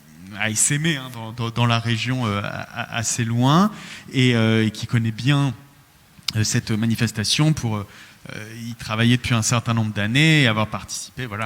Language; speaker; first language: French; native; French